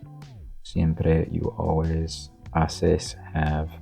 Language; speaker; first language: Spanish; non-native, learner; English